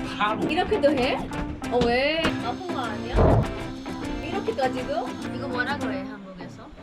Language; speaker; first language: Korean; non-native, fluent; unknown